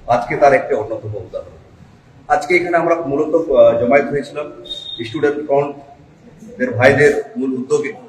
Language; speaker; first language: Bangla; non-native, local second language; Santali